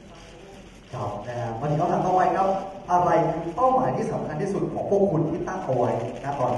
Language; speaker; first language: Thai; native; Thai